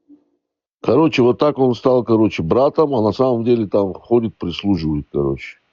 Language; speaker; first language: Russian; native; Russian